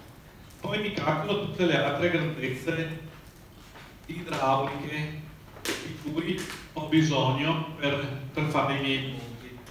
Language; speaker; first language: Italian; native; Italian